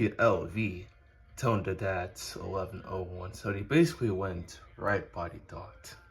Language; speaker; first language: English; native; English